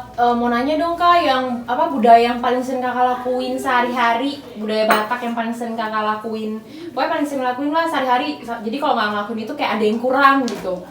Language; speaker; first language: Indonesian; native; Indonesian